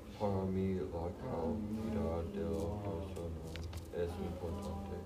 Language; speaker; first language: Spanish; non-native, learner; English